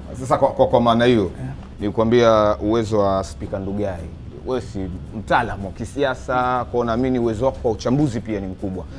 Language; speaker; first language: Swahili; native; Swahili